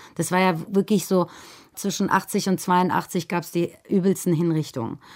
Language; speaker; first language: German; early bilingual, other home language; Persian